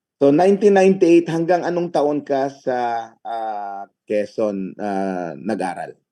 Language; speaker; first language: Filipino; native; Filipino